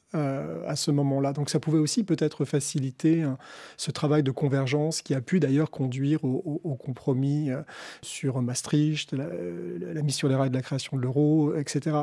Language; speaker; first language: French; native; French